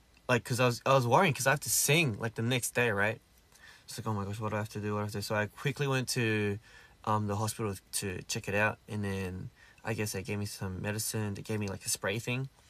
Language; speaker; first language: English; early bilingual, other home language; Korean